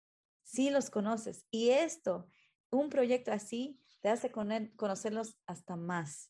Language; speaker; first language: Spanish; early bilingual, heritage; Spanish